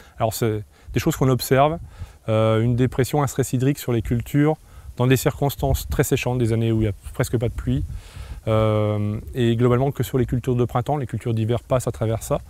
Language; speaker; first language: French; native; French